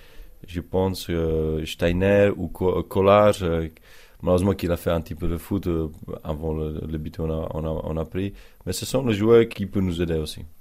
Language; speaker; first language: French; non-native, learner; Czech